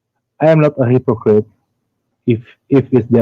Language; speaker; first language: English; non-native, learner; Indonesian